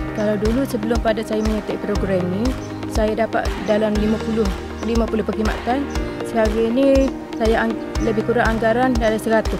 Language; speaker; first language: Malay; native; Malay